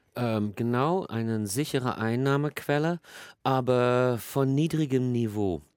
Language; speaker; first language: German; non-native, fluent; English